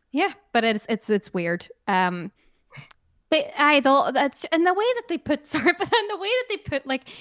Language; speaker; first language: English; native; English